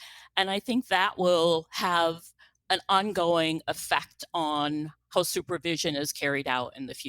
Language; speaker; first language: English; native; English